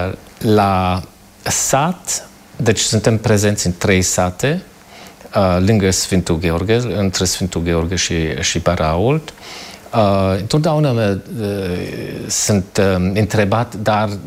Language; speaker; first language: Romanian; non-native, fluent; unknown